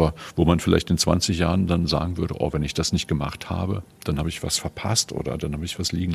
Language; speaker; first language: German; native; German